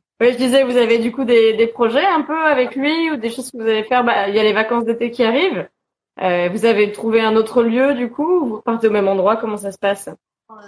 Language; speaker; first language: French; native; French